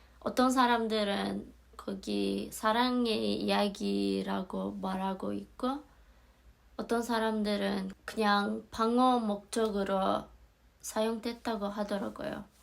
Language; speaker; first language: Korean; non-native, fluent; Azerbaijani